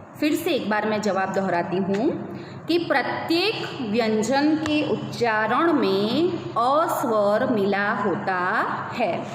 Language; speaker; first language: Hindi; non-native, local second language; Gujarati